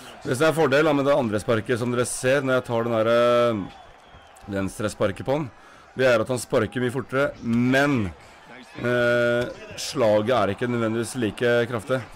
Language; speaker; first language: Norwegian; native; Norwegian